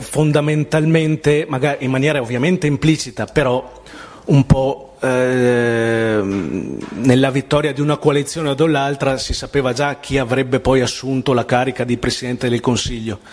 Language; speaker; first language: Italian; native; Italian